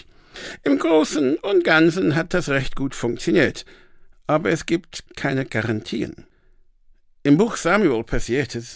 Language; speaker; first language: German; non-native, fluent; English